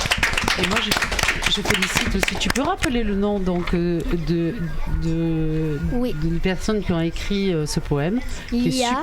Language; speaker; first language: French; native; French